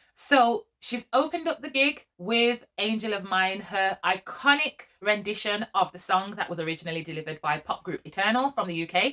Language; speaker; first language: English; native; English